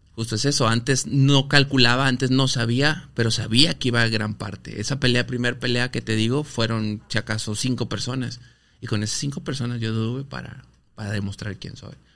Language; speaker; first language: Spanish; native; Spanish